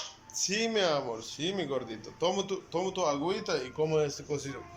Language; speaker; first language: Spanish; native; Spanish